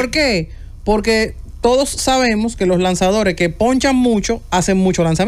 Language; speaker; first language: Spanish; native; Spanish